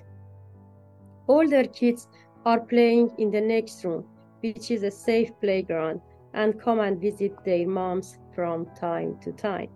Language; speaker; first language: English; non-native, fluent; Persian